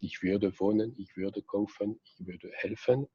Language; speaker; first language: German; non-native, fluent; French